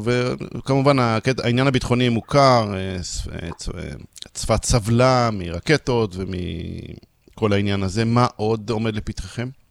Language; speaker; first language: Hebrew; native; Hebrew